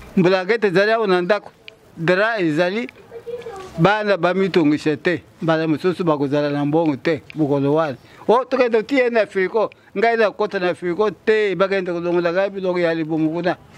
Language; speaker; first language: Lingala; non-native, local second language; Luba-Lulua